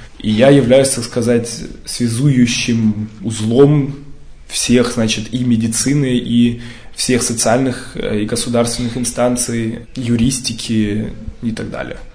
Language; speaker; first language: Russian; early bilingual, heritage; Russian